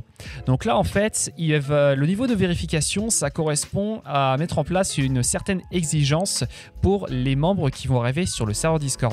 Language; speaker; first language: French; native; French